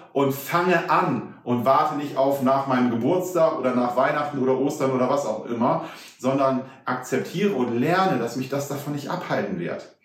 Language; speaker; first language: German; native; German